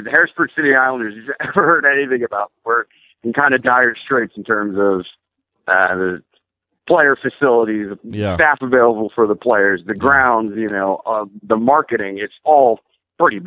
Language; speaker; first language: English; native; English